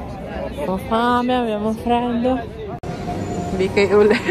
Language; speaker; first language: Italian; early bilingual, other home language; Filipino